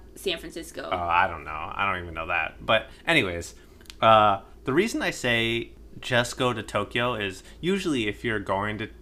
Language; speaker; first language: English; native; English